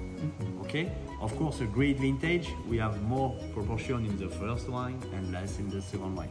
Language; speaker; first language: English; non-native, fluent; French